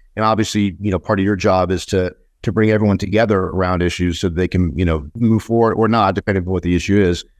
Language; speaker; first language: English; native; English